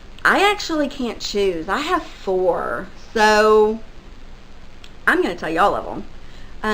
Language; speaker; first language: English; native; English